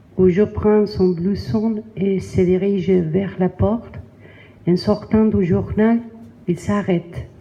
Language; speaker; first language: French; non-native, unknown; Spanish